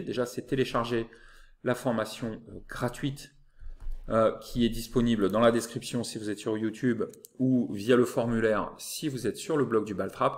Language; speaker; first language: French; native; French